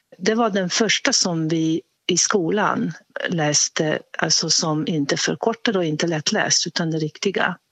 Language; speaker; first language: Swedish; non-native, fluent; Hungarian